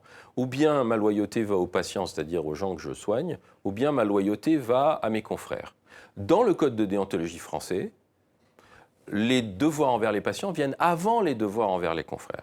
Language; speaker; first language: French; native; French